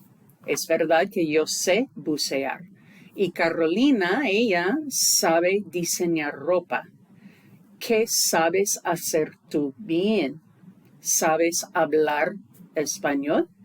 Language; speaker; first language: Spanish; non-native, fluent; English